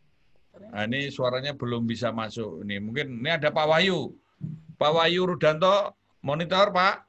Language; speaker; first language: Indonesian; native; Indonesian